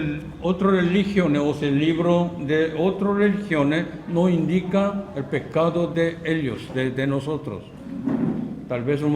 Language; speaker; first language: Spanish; non-native, fluent; Korean